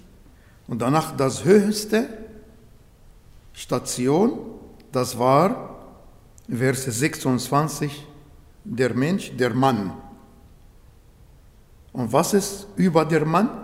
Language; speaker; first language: German; non-native, learner; Arabic